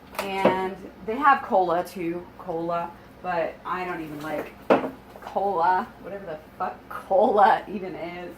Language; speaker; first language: English; native; English